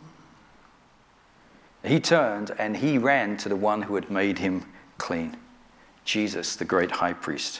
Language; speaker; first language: English; native; English